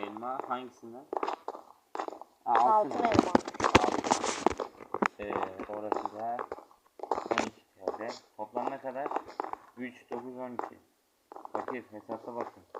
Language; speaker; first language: Turkish; native; Turkish